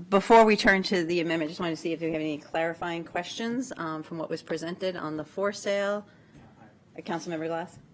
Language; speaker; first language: English; native; English